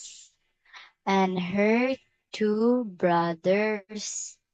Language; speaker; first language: English; non-native, learner; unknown